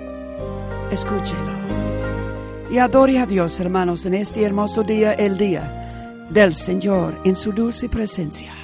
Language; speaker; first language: Spanish; early bilingual, heritage; Spanish